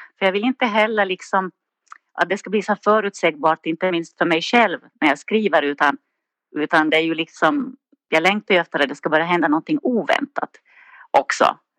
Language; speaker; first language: Swedish; native; Swedish